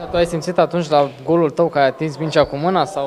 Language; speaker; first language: Romanian; native; Romanian